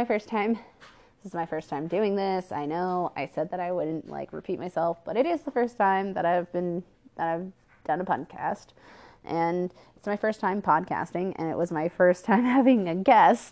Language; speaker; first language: English; native; English